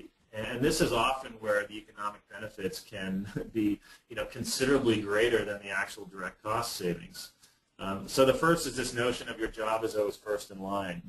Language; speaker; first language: English; native; English